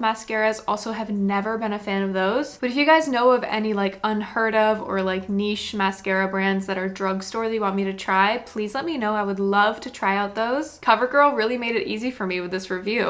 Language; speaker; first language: English; native; English